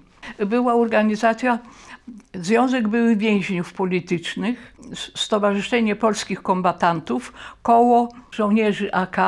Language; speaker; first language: Polish; early bilingual, heritage; Polish